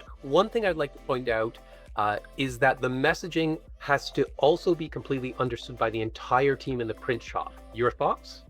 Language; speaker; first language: English; native; English